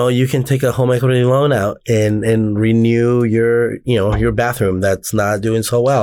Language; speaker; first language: English; native; English